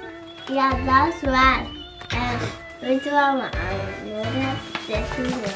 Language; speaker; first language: Dutch; non-native, learner; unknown